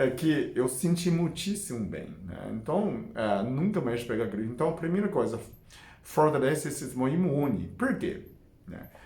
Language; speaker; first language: Portuguese; non-native, fluent; Chinese